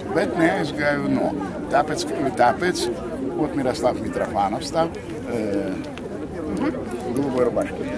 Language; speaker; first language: Latvian; non-native, local second language; Russian